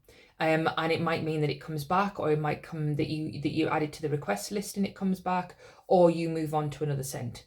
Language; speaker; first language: English; native; English